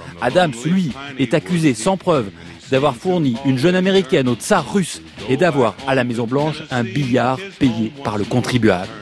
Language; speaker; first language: French; native; French